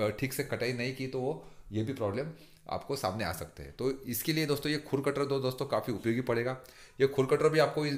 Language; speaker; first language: Hindi; non-native, local second language; Marathi